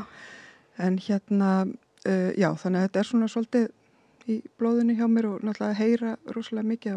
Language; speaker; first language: Icelandic; native; Icelandic